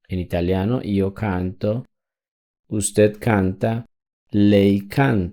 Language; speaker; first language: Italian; non-native, fluent; Spanish